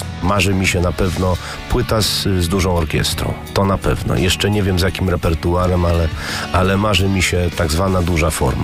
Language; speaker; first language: Polish; native; Polish